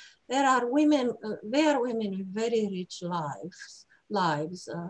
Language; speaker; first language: English; non-native, fluent; Romanian